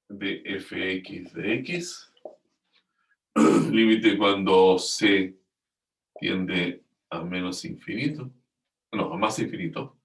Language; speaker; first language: Spanish; native; Spanish